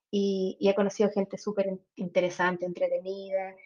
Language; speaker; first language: Spanish; native; Spanish